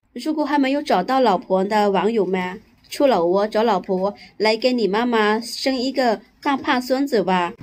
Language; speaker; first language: Chinese; non-native, fluent; Lao